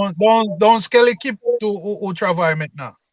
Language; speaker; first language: French; non-native, learner; English